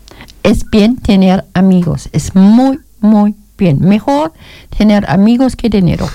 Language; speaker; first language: Spanish; non-native, learner; German